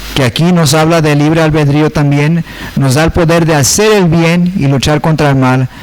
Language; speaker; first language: Spanish; early bilingual, heritage; Spanish